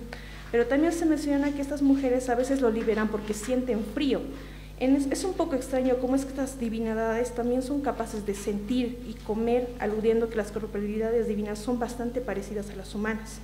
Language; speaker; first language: Spanish; native; Spanish